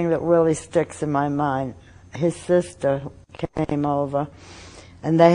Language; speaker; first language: English; early bilingual, other home language; German